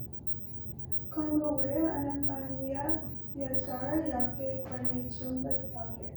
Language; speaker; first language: Swahili; non-native, learner; English